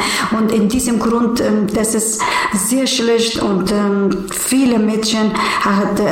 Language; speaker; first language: German; non-native, learner; Persian